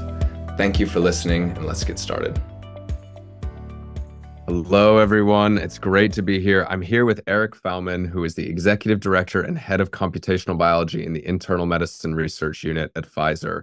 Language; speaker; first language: English; native; English